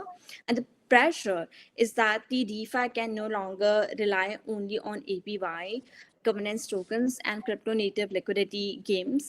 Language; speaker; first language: English; non-native, fluent; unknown